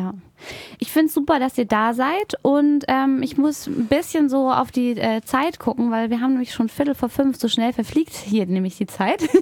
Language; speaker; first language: German; native; German